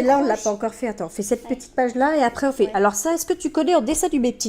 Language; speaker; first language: French; native; French